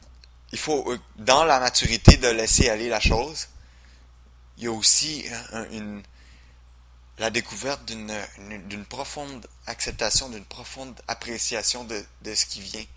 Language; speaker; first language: French; native; French